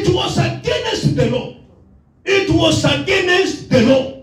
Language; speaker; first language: English; non-native, local second language; Swahili